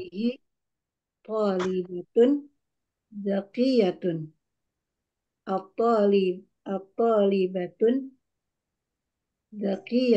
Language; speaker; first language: Arabic; non-native, learner; Indonesian